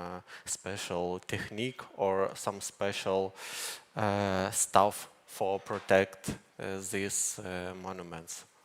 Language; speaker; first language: English; non-native, learner; Ukrainian